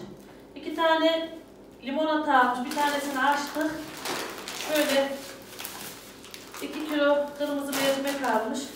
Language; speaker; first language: Turkish; native; Turkish